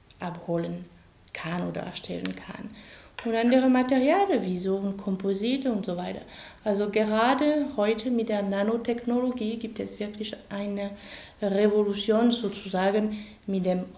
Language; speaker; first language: German; non-native, fluent; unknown